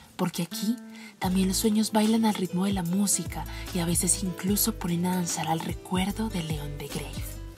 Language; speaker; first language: Spanish; native; Spanish